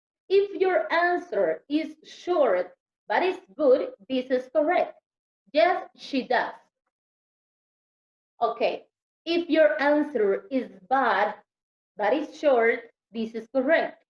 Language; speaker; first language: English; non-native, learner; Spanish